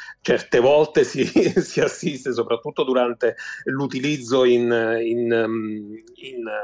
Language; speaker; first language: Italian; native; Italian